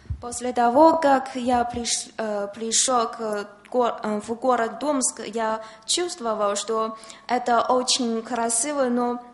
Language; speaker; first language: Russian; non-native, learner; Chinese